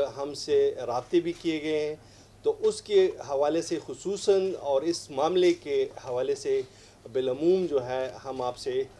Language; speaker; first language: Urdu; non-native, local second language; Pashto